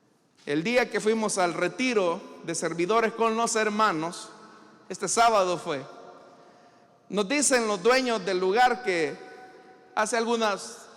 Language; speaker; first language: Spanish; native; Spanish